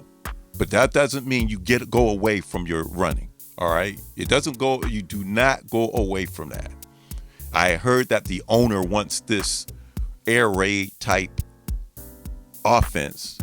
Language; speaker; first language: English; native; English